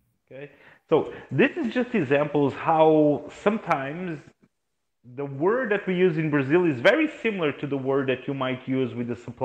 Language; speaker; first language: English; non-native, fluent; Portuguese